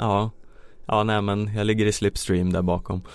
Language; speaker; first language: Swedish; native; Swedish